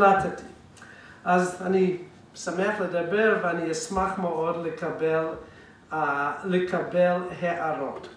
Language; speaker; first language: Hebrew; non-native, fluent; English